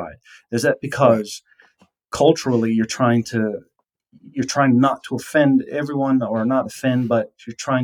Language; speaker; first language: English; native; English